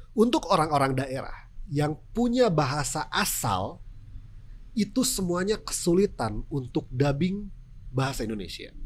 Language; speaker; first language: Indonesian; non-native, local second language; Sundanese